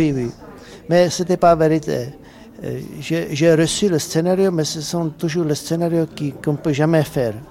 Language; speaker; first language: French; non-native, learner; Czech